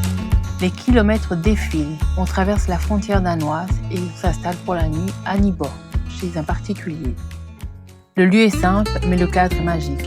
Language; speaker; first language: French; native; French